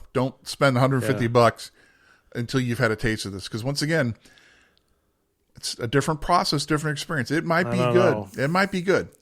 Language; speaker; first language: English; native; English